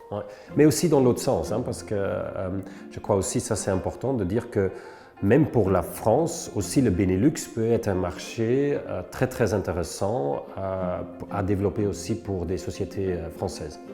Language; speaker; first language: French; non-native, local second language; Dutch